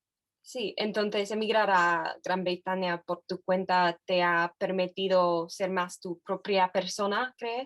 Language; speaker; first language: Spanish; non-native, fluent; English